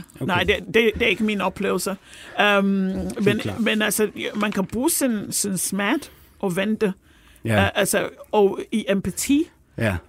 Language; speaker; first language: Danish; non-native, fluent; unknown